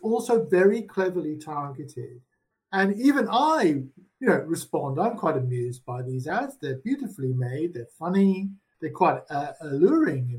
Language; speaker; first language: English; native; English